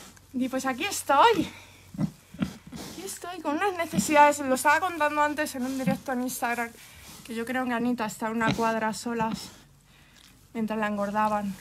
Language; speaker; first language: Spanish; native; Spanish